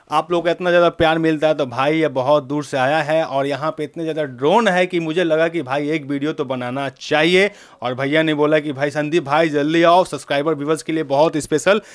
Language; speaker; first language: Hindi; native; Hindi